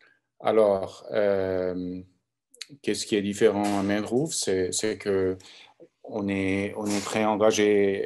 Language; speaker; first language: French; non-native, local second language; German